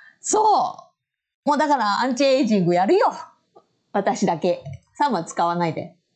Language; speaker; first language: Japanese; native; Japanese